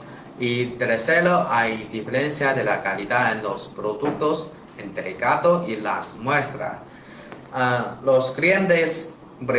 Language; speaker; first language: Spanish; non-native, learner; Chinese